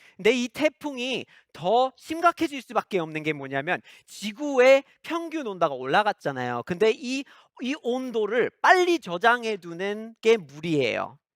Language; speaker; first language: Korean; non-native, fluent; English